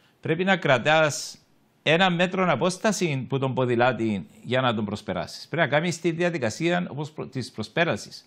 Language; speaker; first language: Greek; native; Greek